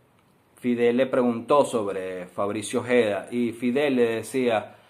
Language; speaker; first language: Spanish; native; Spanish